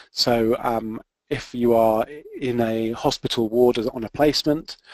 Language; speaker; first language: English; native; English